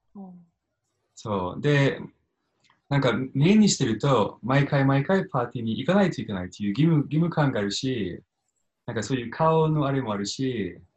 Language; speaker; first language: Japanese; non-native, fluent; English